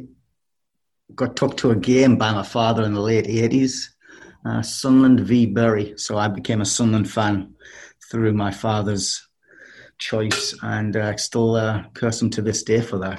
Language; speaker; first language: English; native; English